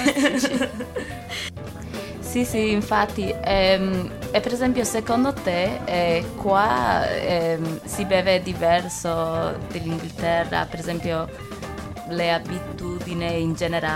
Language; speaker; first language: Italian; non-native, fluent; English